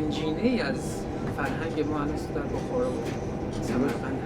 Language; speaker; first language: Persian; native; Persian